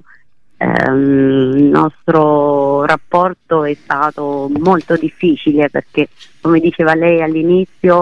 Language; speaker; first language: Italian; native; Italian